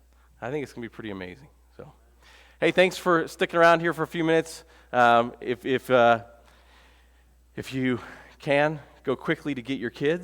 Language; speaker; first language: English; native; English